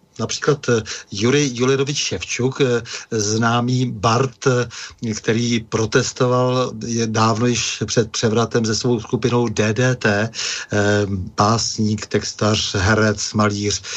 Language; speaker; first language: Czech; native; Czech